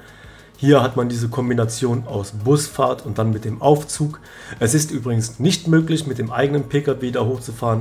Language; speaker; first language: German; native; German